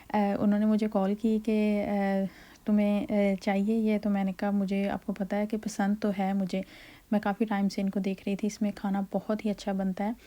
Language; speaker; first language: Urdu; native; Urdu